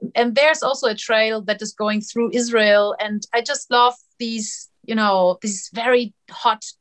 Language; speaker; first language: English; non-native, fluent; German